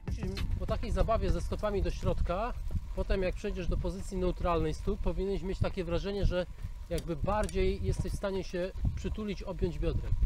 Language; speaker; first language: Polish; native; Polish